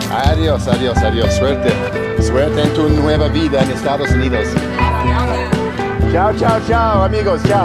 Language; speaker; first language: Spanish; non-native, learner; English